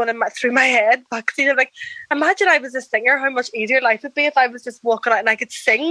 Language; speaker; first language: English; native; English